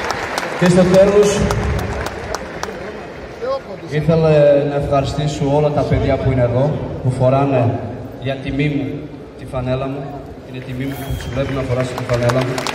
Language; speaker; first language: Greek; non-native, fluent; Portuguese